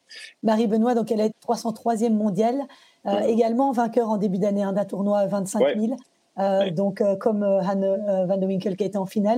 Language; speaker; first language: French; native; French